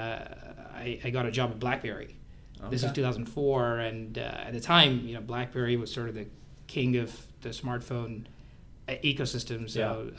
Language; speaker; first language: English; non-native, local second language; Hindi